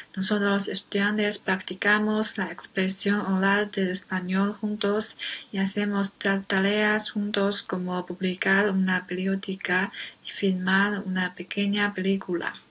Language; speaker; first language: Spanish; non-native, learner; Chinese